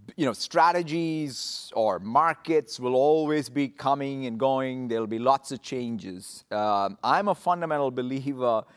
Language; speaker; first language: English; non-native, local second language; Telugu